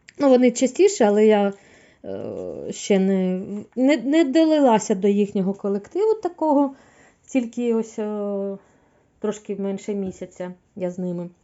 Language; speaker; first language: Ukrainian; non-native, local second language; Russian